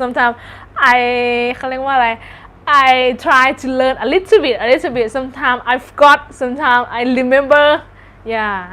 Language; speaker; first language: English; non-native, learner; Thai